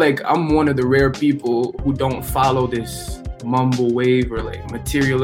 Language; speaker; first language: English; non-native, fluent; French